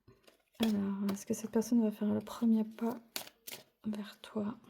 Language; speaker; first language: French; native; French